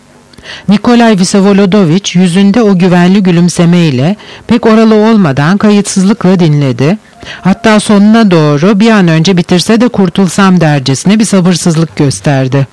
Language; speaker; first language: Turkish; native; Turkish